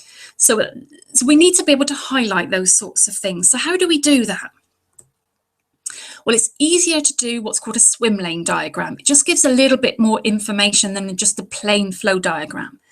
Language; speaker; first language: English; native; English